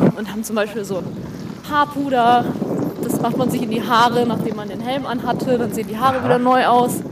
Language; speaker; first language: German; native; German